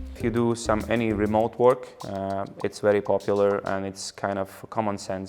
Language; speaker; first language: English; non-native, fluent; Latvian